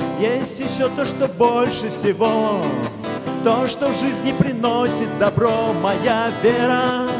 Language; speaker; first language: Russian; native; Russian